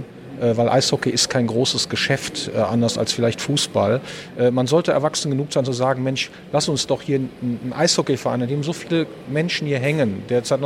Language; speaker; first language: German; native; German